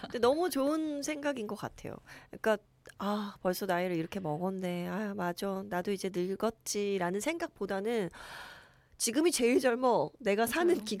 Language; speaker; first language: Korean; native; Korean